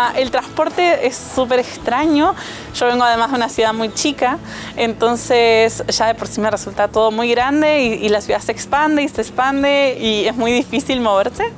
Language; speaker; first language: Spanish; native; Spanish